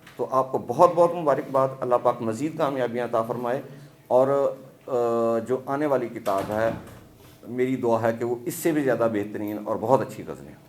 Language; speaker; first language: Urdu; non-native, local second language; Punjabi